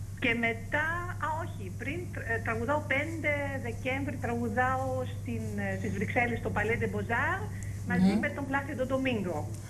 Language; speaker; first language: Greek; early bilingual, heritage; Greek